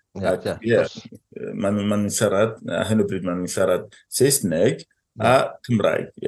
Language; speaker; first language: Welsh; non-native, fluent; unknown